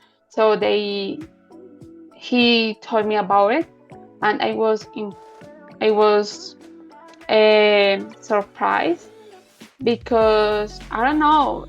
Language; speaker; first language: English; non-native, learner; Spanish